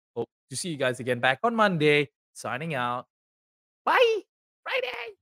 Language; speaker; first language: English; non-native, local second language; Malay